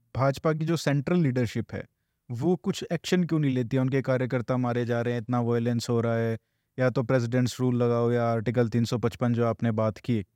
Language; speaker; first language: Hindi; native; Hindi